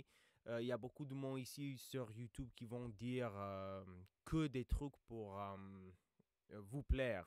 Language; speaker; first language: French; non-native, fluent; English